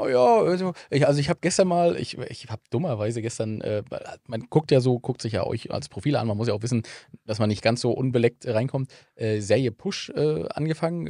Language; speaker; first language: German; native; German